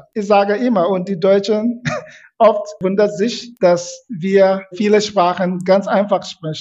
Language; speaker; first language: German; non-native, fluent; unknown